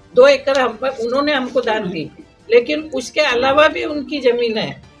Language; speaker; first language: Hindi; non-native, local second language; Marathi